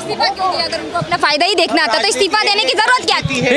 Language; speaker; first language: Hindi; native; Hindi